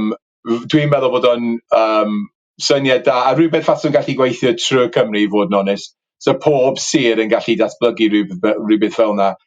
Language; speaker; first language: Welsh; native; Welsh